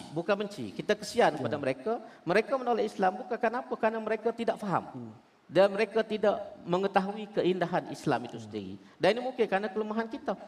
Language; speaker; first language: Malay; native; Malay